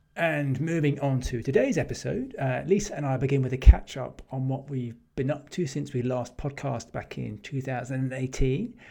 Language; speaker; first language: English; native; English